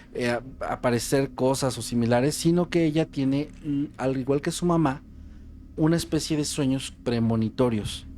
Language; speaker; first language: Spanish; native; Spanish